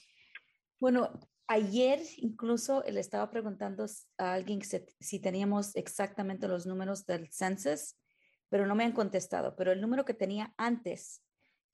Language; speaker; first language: Spanish; early bilingual, heritage; Spanish